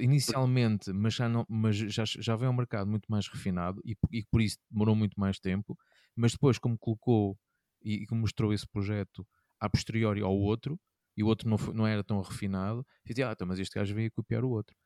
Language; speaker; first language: Portuguese; native; Portuguese